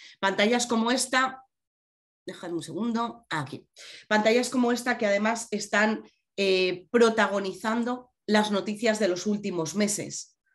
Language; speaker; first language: Spanish; native; Spanish